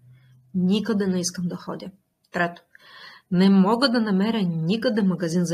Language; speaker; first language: Bulgarian; non-native, fluent; Russian